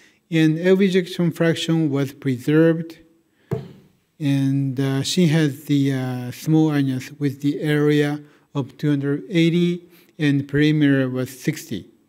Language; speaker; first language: English; non-native, fluent; Japanese